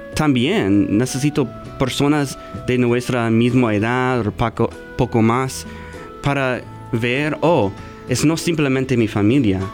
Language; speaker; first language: Spanish; non-native, learner; English